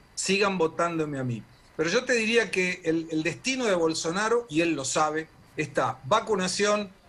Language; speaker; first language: Spanish; native; Spanish